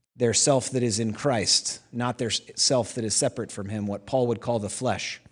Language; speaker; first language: English; native; English